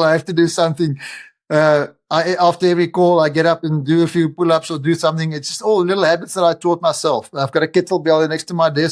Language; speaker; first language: English; non-native, local second language; Afrikaans